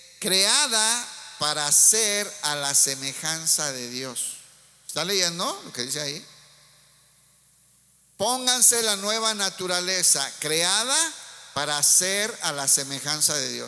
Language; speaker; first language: Spanish; native; Spanish